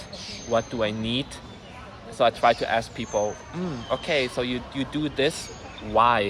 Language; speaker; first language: English; non-native, fluent; German